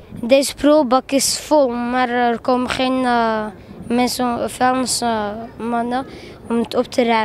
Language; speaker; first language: Dutch; early bilingual, other home language; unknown